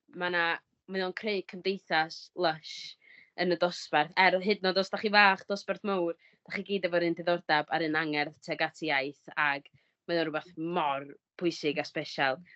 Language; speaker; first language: Welsh; native; Welsh